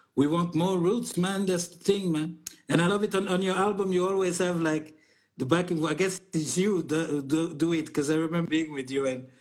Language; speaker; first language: English; non-native, fluent; Portuguese